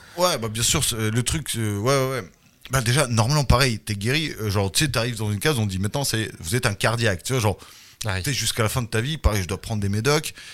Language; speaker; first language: French; early bilingual, other home language; Russian